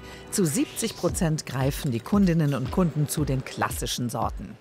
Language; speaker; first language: German; native; German